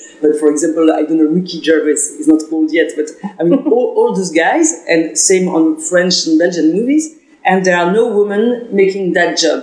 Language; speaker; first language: English; non-native, fluent; French